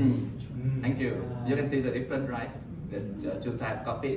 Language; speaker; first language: English; non-native, learner; Vietnamese